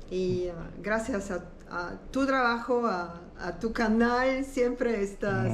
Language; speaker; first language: Spanish; non-native, learner; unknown